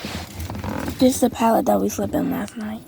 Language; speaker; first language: English; native; English